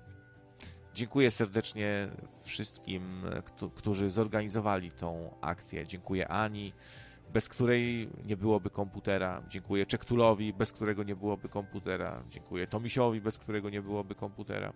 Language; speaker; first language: Polish; native; Polish